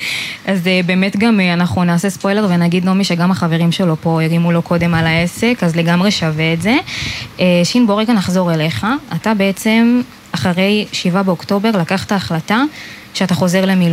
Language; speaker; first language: Hebrew; native; Hebrew